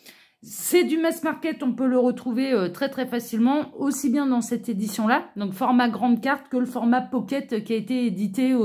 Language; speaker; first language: French; native; French